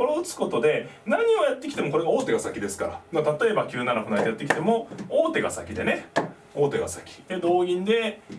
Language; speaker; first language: Japanese; native; Japanese